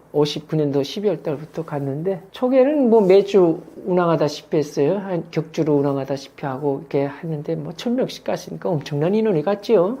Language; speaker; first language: Korean; native; Korean